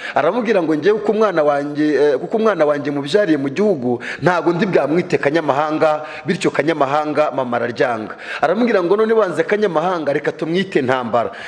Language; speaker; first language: Kinyarwanda; native; Kinyarwanda